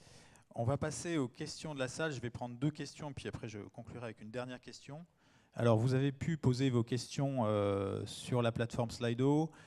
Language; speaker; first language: French; native; French